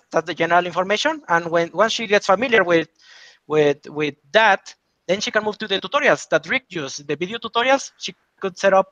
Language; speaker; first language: English; non-native, fluent; Spanish